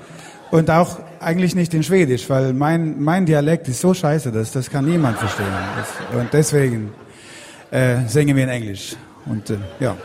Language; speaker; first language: German; non-native, fluent; Swedish